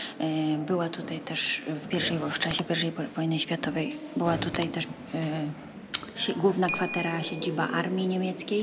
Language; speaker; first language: Polish; native; Polish